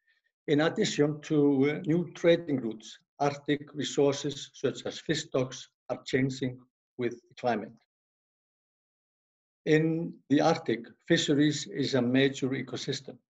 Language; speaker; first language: English; non-native, fluent; Icelandic